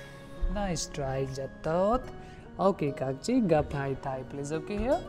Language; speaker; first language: Vietnamese; non-native, learner; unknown